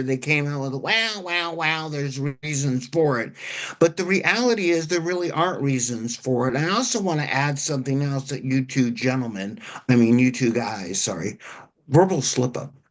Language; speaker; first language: English; native; English